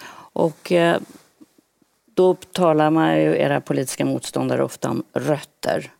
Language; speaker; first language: Swedish; native; Swedish